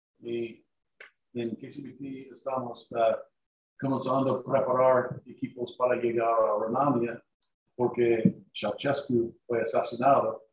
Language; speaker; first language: Spanish; non-native, learner; English